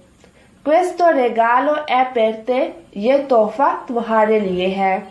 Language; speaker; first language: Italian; non-native, fluent; Urdu